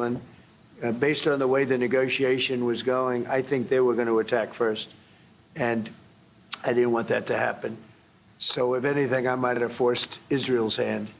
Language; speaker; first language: English; native; English